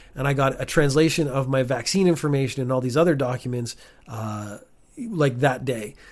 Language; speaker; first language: English; native; English